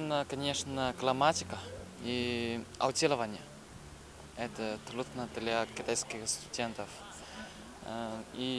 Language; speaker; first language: Russian; non-native, learner; Chinese